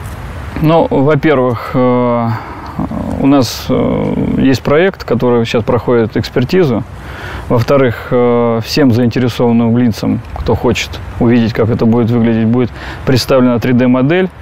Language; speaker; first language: Russian; native; Russian